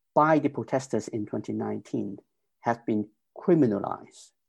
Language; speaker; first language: English; non-native, local second language; Cantonese